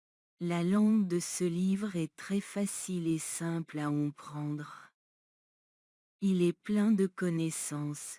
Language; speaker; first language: French; non-native, learner; Bangla